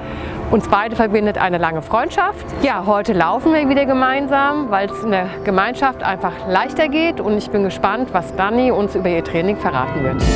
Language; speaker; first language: German; native; German